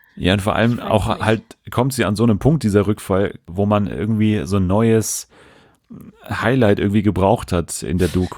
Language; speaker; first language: German; native; German